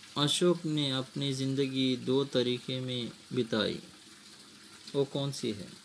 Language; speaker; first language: Hindi; non-native, local second language; Kannada